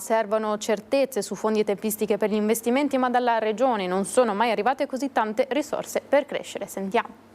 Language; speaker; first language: Italian; native; Italian